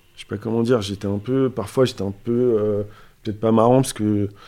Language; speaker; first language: French; native; French